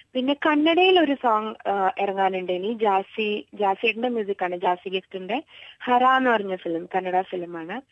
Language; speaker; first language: Malayalam; early bilingual, heritage; Malayalam